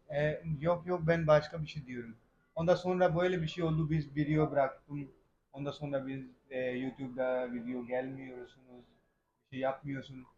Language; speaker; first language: Turkish; non-native, learner; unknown